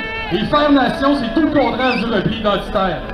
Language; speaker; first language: French; native; French